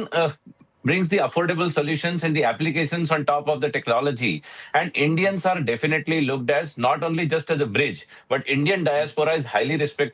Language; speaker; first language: English; non-native, local second language; Hindi